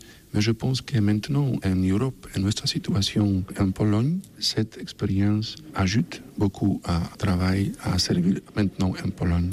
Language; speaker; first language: French; non-native, learner; Polish